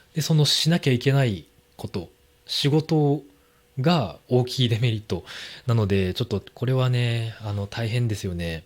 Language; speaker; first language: Japanese; native; Japanese